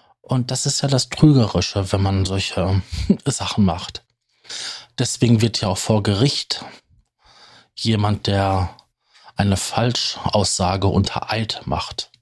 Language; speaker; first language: German; native; German